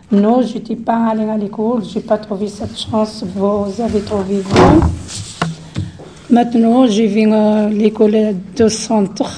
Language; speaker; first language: French; non-native, learner; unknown